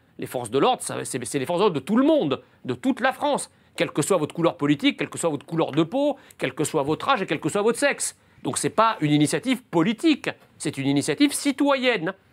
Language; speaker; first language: French; early bilingual, other home language; Arabic